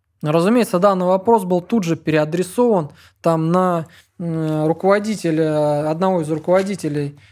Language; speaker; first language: Russian; native; Russian